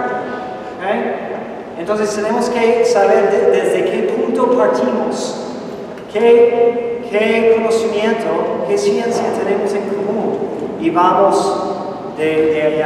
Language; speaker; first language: Spanish; non-native, fluent; English